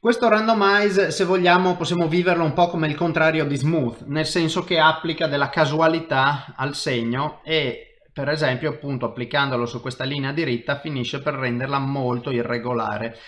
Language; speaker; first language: Italian; native; Italian